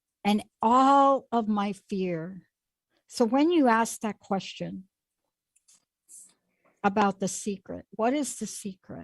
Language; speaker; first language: English; native; English